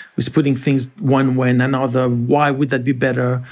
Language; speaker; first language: English; non-native, fluent; French